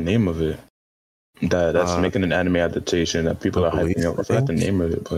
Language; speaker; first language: English; non-native, fluent; French